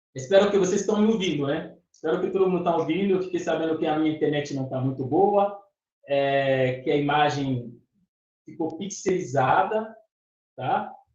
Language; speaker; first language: Portuguese; non-native, fluent; Fon